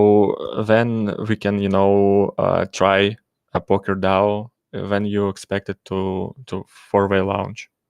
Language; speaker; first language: English; non-native, learner; Russian